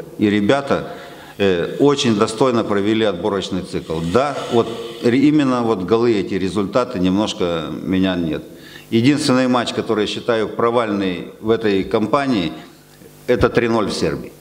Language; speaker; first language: Russian; native; Russian